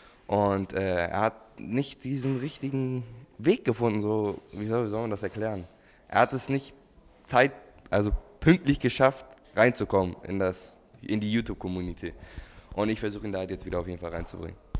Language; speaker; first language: German; native; German